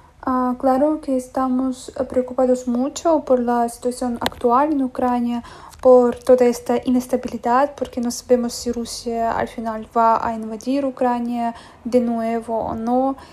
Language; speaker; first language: Spanish; non-native, fluent; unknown